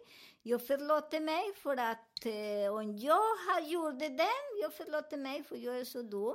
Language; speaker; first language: Swedish; non-native, learner; Spanish